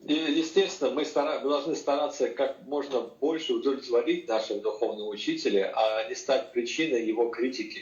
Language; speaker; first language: Russian; native; Russian